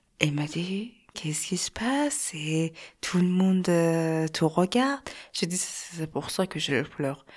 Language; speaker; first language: French; non-native, learner; Persian